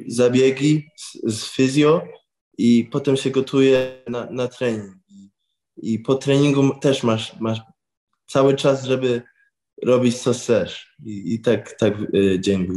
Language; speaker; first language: Polish; early bilingual, heritage; English